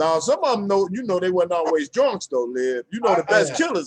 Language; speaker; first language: English; native; English